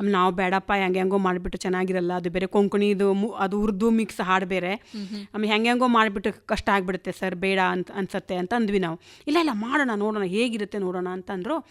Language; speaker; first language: Kannada; non-native, local second language; Konkani